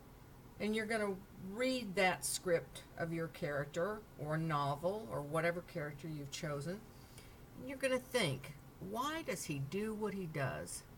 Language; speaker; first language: English; native; English